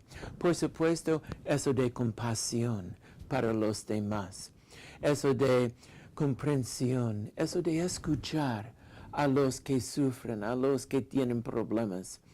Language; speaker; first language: Spanish; non-native, fluent; English